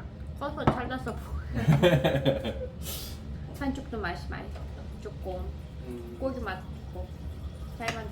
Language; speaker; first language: Korean; non-native, learner; Russian